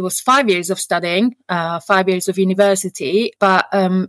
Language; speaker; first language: English; non-native, fluent; Slovak